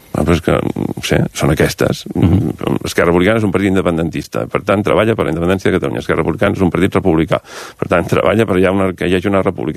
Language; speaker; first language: Catalan; native; Catalan